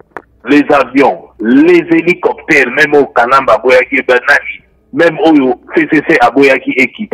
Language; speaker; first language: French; non-native, local second language; Lingala